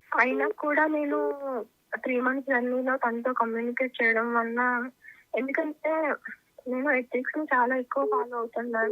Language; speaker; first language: Telugu; native; Telugu